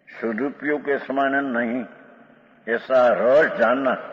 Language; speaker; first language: Hindi; non-native, local second language; Gujarati